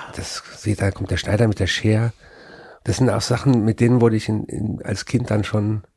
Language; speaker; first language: German; native; German